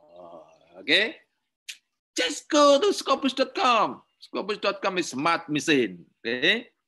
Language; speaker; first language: English; non-native, learner; Indonesian